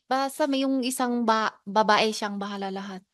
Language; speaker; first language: Filipino; non-native, learner; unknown